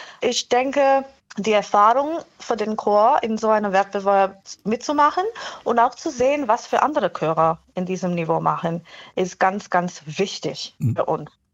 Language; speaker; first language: German; non-native, fluent; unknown